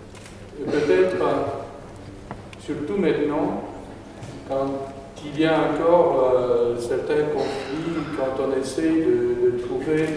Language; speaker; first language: French; non-native, fluent; Romanian